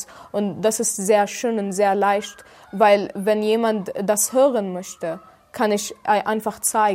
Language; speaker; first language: German; non-native, fluent; Arabic